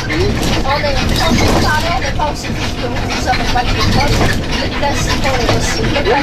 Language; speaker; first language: French; non-native, fluent; Korean